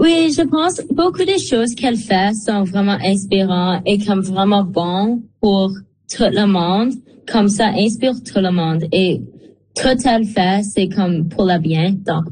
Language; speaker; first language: French; non-native, local second language; English